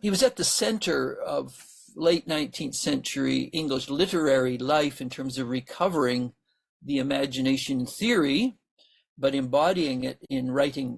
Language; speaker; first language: English; native; English